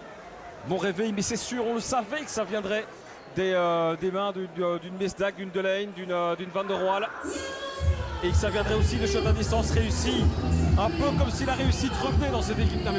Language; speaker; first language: French; native; French